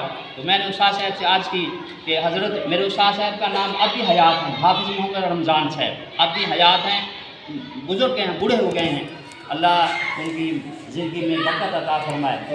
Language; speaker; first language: Urdu; native; Urdu